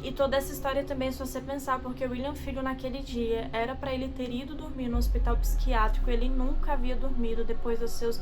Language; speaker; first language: Portuguese; native; Portuguese